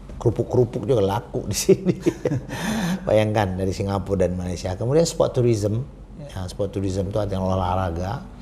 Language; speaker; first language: Indonesian; native; Indonesian